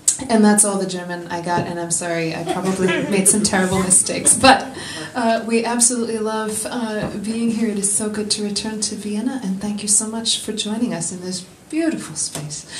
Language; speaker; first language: English; native; English